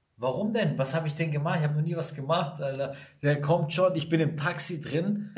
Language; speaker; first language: German; early bilingual, other home language; Italian